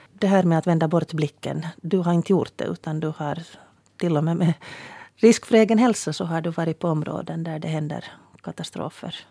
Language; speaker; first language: Swedish; native; Swedish